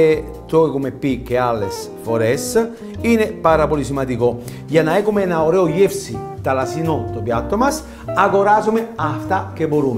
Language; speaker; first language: Greek; non-native, fluent; Italian